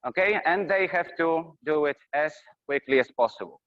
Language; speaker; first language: English; non-native, fluent; Polish